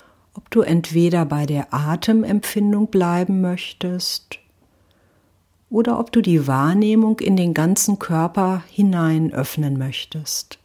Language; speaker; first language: German; native; German